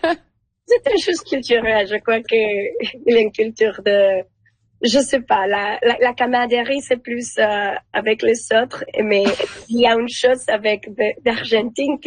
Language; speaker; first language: French; non-native, learner; Spanish